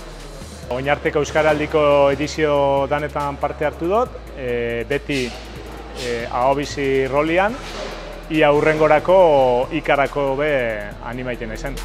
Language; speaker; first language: Basque; native; Basque